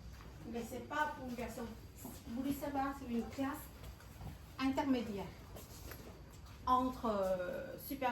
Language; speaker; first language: French; non-native, fluent; Vietnamese